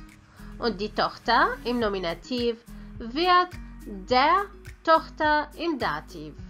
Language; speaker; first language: German; non-native, fluent; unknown